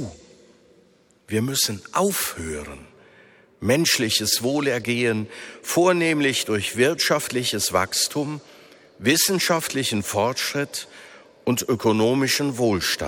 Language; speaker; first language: German; native; German